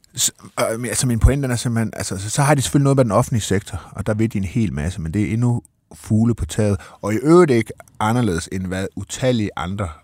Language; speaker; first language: Danish; native; Danish